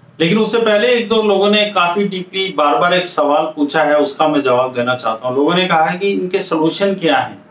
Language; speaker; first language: Hindi; native; Hindi